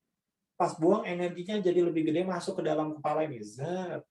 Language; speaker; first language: Indonesian; native; Indonesian